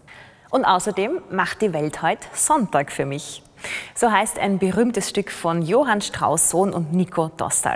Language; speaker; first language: German; native; German